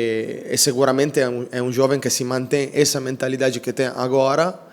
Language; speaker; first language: Portuguese; non-native, fluent; Italian